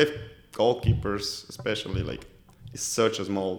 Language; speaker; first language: English; non-native, fluent; Spanish